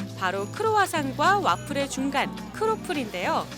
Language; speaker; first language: Korean; native; Korean